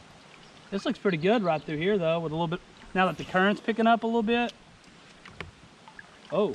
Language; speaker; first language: English; native; English